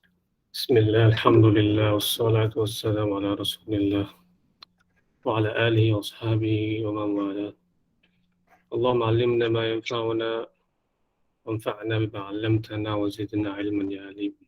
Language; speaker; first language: Arabic; non-native, fluent; Divehi